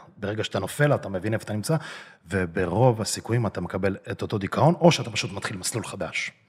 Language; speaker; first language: Hebrew; early bilingual, other home language; Russian